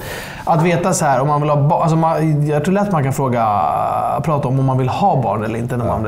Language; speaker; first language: Swedish; native; Swedish